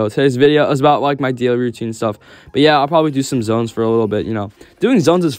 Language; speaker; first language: English; native; English